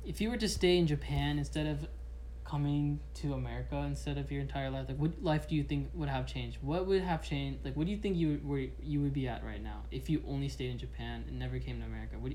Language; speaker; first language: English; early bilingual, other home language; Japanese